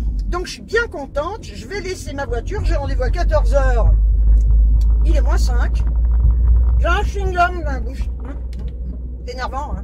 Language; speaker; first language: French; native; French